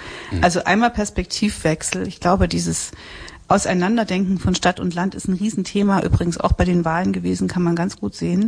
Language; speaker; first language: German; native; German